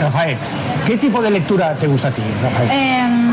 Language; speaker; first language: Spanish; native; Spanish